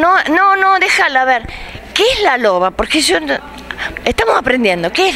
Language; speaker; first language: Spanish; native; Spanish